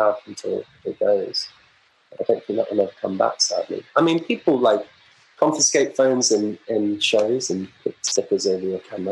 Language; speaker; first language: English; native; English